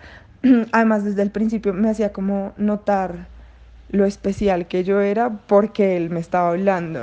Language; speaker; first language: Spanish; native; Spanish